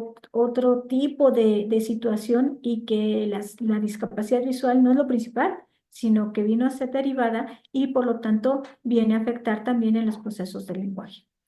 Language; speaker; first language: Spanish; native; Spanish